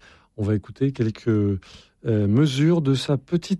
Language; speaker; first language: French; native; French